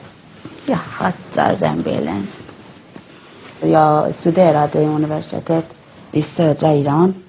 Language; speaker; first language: Swedish; non-native, learner; Persian